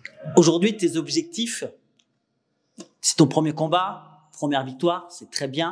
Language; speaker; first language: French; native; French